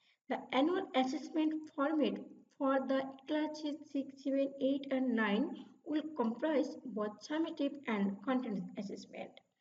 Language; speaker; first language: English; non-native, local second language; Bangla